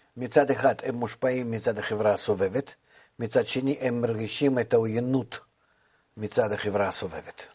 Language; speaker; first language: Hebrew; non-native, fluent; Russian